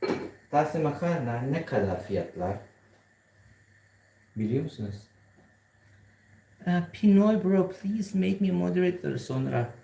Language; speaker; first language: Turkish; non-native, learner; Filipino